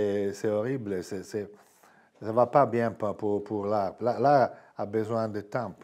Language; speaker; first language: French; non-native, fluent; Italian